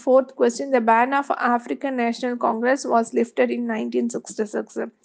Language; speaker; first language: English; non-native, local second language; Tamil